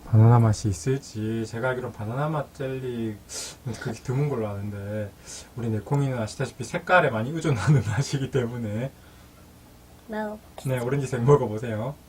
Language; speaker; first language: Korean; native; Korean